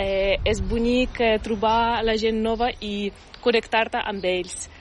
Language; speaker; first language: Catalan; non-native, fluent; Ukrainian